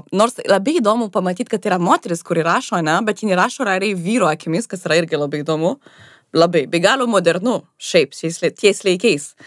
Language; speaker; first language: Lithuanian; non-native, fluent; French